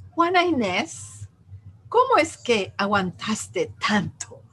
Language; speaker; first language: Spanish; early bilingual, heritage; Spanish